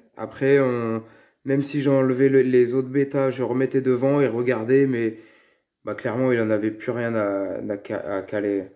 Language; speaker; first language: French; native; French